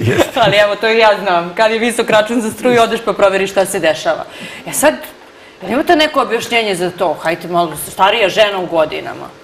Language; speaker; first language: Serbian; native; Serbian